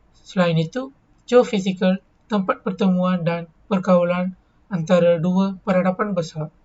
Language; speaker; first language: Malay; non-native, local second language; Tamil